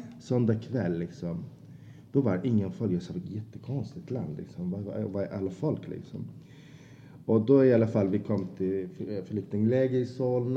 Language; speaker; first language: Swedish; non-native, fluent; Azerbaijani